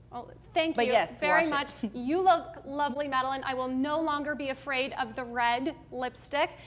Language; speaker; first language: English; native; English